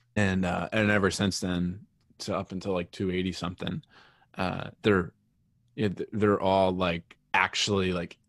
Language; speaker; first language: English; native; English